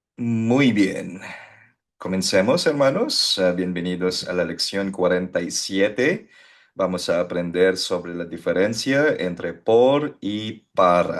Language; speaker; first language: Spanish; non-native, fluent; Filipino